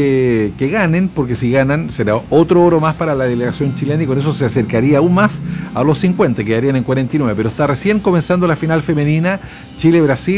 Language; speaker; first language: Spanish; native; Spanish